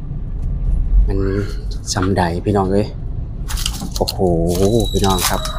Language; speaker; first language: Thai; non-native, local second language; Lao